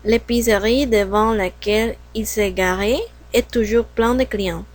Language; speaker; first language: French; non-native, learner; Spanish